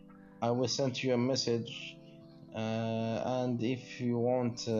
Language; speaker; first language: English; non-native, learner; Arabic